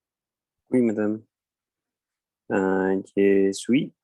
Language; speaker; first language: French; non-native, learner; Spanish